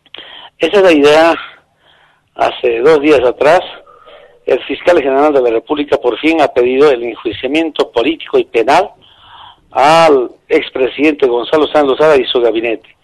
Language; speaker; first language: Spanish; native; Spanish